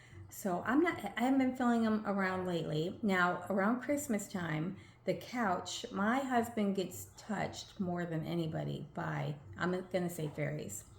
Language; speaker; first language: English; native; English